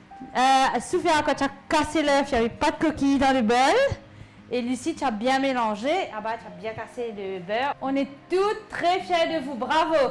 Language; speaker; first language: French; native; French